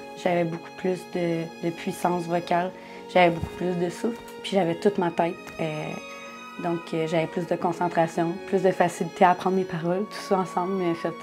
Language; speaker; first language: French; native; French